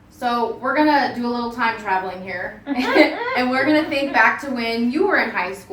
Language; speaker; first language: English; native; English